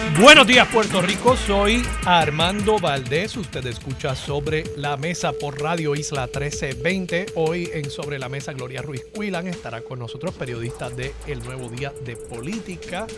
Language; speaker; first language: Spanish; native; Spanish